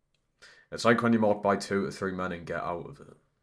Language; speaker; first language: English; native; English